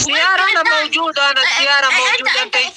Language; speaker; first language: Arabic; non-native, learner; Pashto